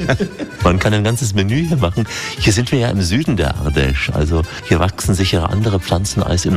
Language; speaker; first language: German; native; German